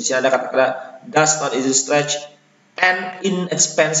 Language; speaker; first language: English; non-native, fluent; Indonesian